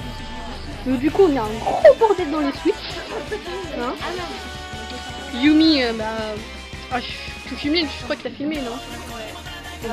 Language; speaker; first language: French; native; French